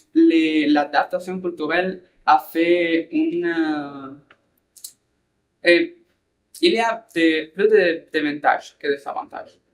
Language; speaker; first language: French; non-native, learner; Spanish